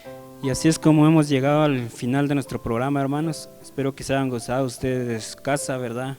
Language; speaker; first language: Spanish; native; Spanish